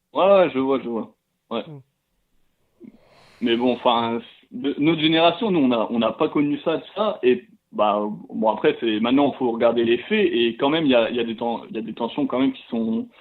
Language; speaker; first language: French; native; French